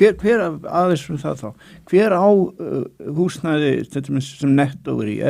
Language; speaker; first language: Icelandic; native; Icelandic